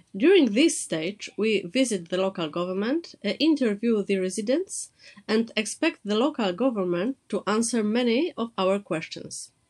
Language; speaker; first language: English; non-native, fluent; Polish